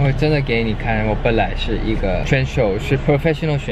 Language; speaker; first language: Chinese; non-native, learner; Thai